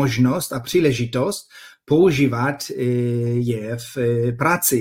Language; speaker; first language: Czech; non-native, fluent; Polish